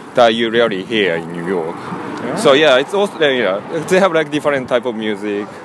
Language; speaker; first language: English; non-native, learner; Japanese